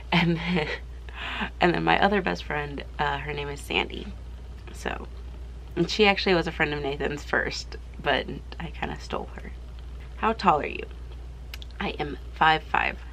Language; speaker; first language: English; native; English